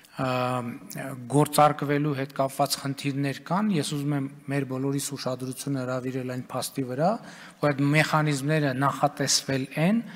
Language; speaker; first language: Armenian; native; Armenian